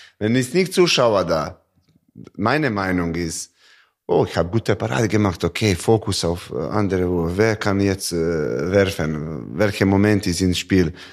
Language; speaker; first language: German; non-native, learner; Serbian